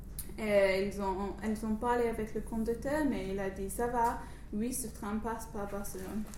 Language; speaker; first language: French; non-native, learner; English